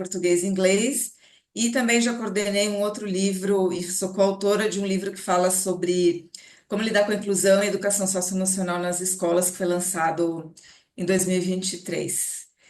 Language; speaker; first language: Portuguese; native; Portuguese